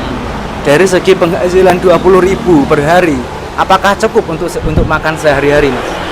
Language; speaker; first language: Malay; non-native, local second language; Javanese